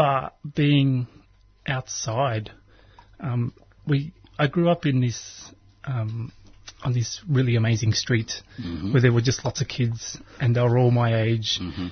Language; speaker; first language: English; non-native, local second language; Croatian